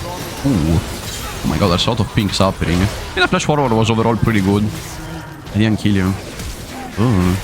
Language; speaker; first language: English; non-native, fluent; Italian